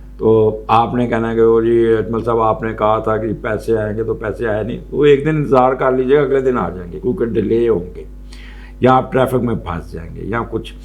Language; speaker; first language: Urdu; non-native, local second language; Punjabi